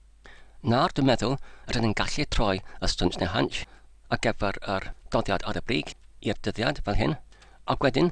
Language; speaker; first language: Welsh; non-native, learner; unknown